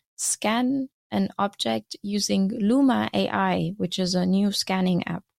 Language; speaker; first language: English; non-native, fluent; German